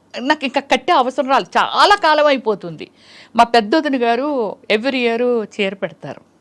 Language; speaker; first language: Telugu; native; Telugu